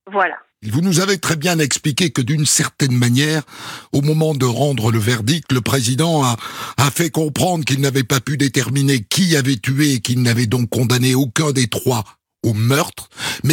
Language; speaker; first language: French; native; French